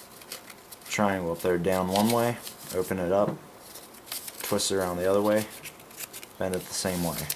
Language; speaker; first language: English; native; English